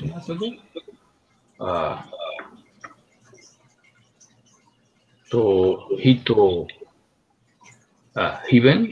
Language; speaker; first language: Japanese; non-native, learner; Spanish